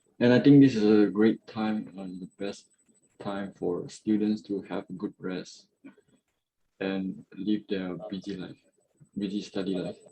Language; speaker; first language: English; non-native, learner; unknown